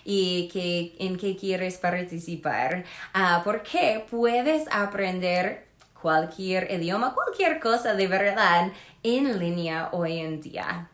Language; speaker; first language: Spanish; non-native, fluent; English